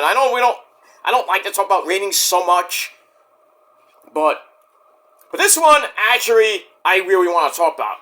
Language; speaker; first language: English; native; English